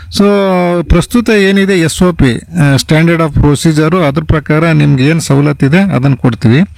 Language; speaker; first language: Kannada; native; Kannada